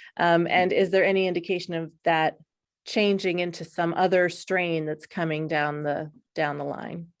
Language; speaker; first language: English; native; English